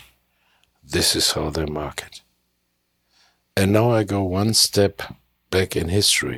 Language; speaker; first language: English; non-native, fluent; German